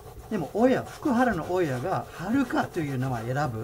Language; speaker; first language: Japanese; non-native, fluent; English